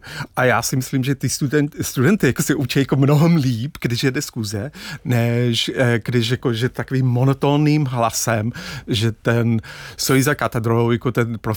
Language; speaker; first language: Czech; non-native, fluent; English